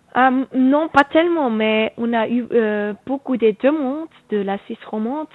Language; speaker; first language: French; non-native, local second language; Swiss German